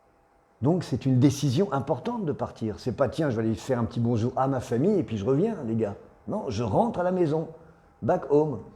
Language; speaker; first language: French; native; French